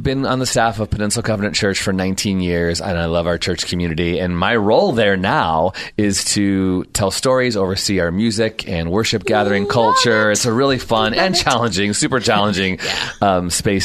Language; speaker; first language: English; native; English